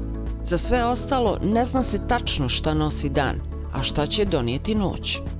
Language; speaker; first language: Bosnian; native; Bosnian